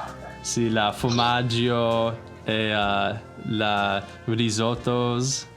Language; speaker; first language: Italian; non-native, learner; English